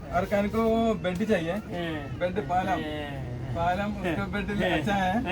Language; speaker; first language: Hindi; non-native, local second language; Malayalam